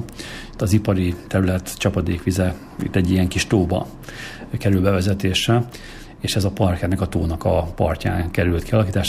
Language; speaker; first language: Hungarian; native; Hungarian